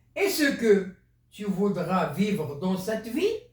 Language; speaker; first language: French; non-native, local second language; Arabic